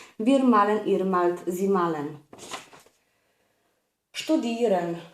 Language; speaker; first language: German; non-native, fluent; Polish